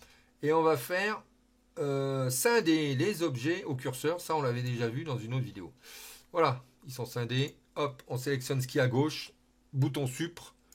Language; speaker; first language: French; native; French